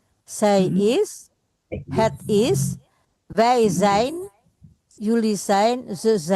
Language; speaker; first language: Dutch; non-native, fluent; Indonesian